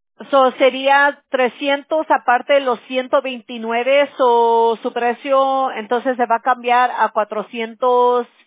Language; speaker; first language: Spanish; early bilingual, heritage; Spanish